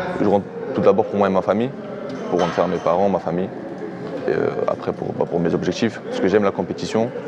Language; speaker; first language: French; early bilingual, other home language; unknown